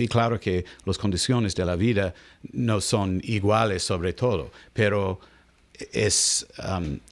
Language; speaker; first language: Spanish; non-native, learner; English